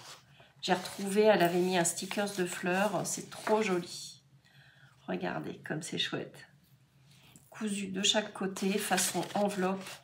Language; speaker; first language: French; native; French